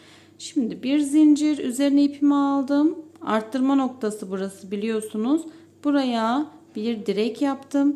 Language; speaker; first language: Turkish; native; Turkish